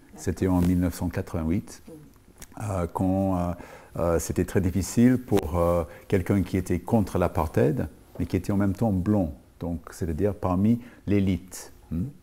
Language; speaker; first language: French; non-native, fluent; English